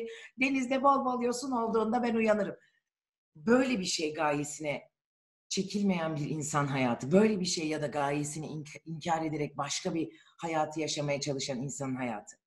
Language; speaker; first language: Turkish; native; Turkish